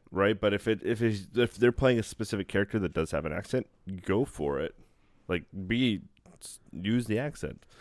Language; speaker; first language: English; native; English